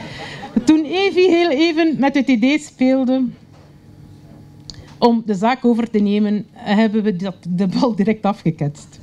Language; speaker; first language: Dutch; native; Dutch